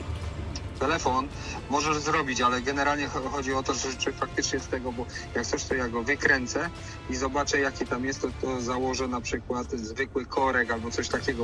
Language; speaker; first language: Polish; native; Polish